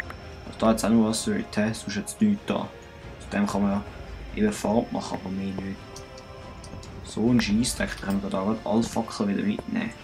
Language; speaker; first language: German; native; German